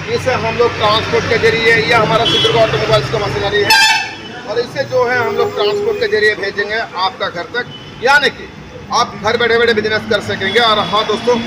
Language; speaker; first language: Hindi; non-native, local second language; Bangla